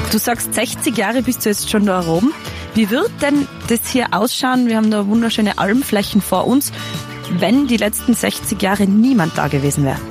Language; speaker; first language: German; native; German